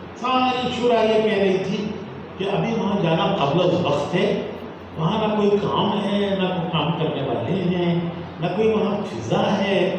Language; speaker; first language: Urdu; native; Urdu